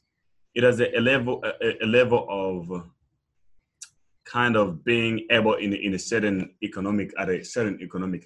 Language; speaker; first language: English; non-native, local second language; Nyanja